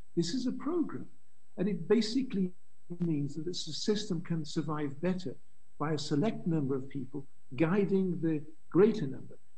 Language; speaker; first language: English; native; English